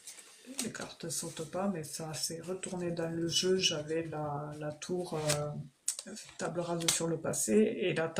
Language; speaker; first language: French; native; French